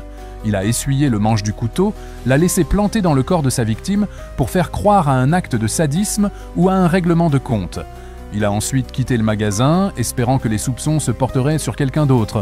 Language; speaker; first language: French; native; French